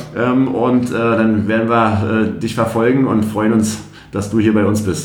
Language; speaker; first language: German; native; German